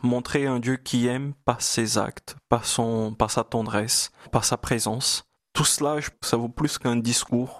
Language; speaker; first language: French; non-native, fluent; Portuguese